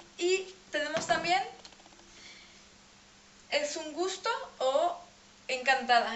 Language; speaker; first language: Spanish; non-native, fluent; French